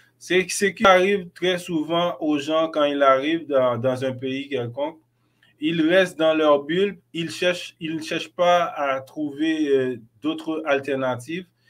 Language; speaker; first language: French; non-native, local second language; Haitian Creole